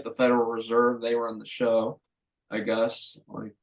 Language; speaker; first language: English; native; English